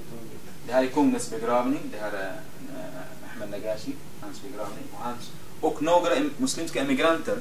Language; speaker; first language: Swedish; non-native, fluent; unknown